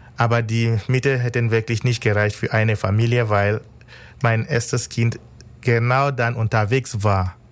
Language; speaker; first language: German; non-native, fluent; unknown